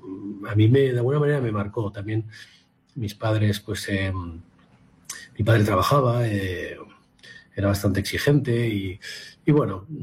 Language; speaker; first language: Spanish; native; Spanish